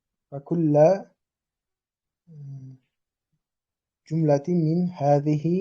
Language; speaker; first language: Arabic; non-native, learner; Uzbek